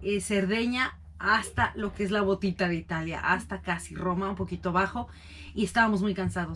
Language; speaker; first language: Spanish; native; Spanish